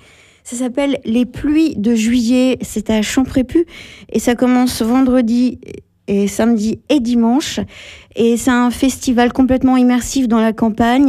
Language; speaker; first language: French; native; French